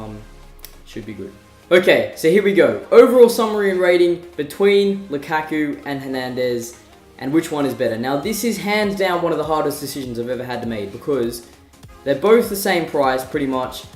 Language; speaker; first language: English; native; English